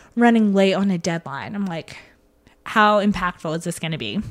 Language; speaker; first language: English; native; English